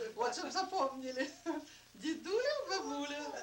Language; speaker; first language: Russian; native; Russian